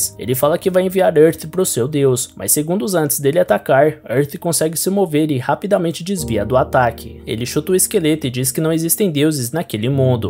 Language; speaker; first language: Portuguese; native; Portuguese